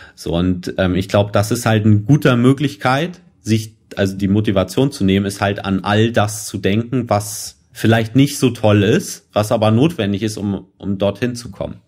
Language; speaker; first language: German; native; German